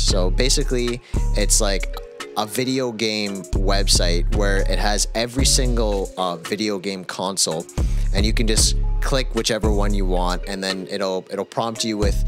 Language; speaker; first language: English; native; English